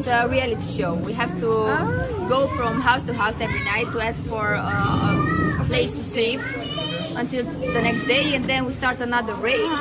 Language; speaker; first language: English; non-native, fluent; Romanian